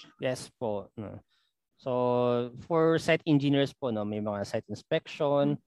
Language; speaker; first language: Filipino; non-native, local second language; Pampanga